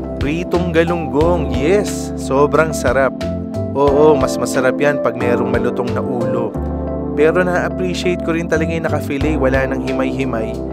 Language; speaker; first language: Filipino; native; Filipino